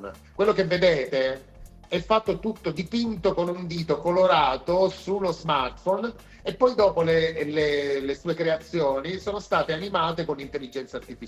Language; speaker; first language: Italian; native; Italian